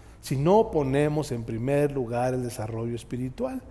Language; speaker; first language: Spanish; native; Spanish